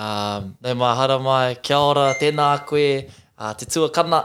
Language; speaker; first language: Māori; non-native, local second language; English